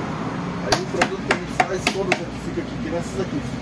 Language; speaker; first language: Portuguese; native; Portuguese